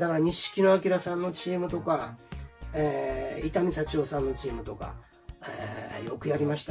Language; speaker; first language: Japanese; native; Japanese